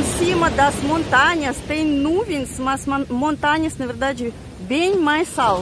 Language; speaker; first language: Portuguese; non-native, fluent; Russian